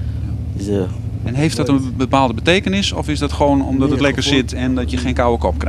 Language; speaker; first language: Dutch; native; Dutch